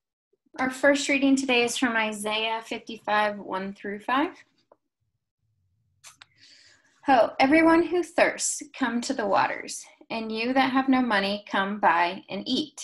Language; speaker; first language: English; native; English